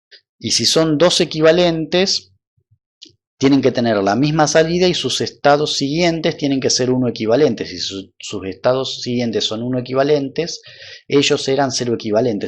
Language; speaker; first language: Spanish; native; Spanish